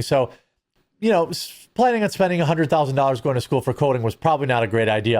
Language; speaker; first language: English; native; English